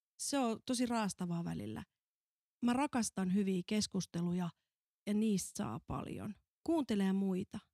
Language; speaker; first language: Finnish; native; Finnish